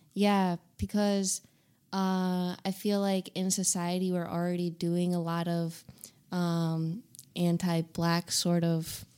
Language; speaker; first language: English; early bilingual, other home language; Hindi